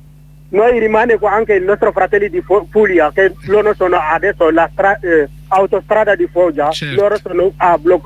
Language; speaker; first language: Italian; non-native, learner; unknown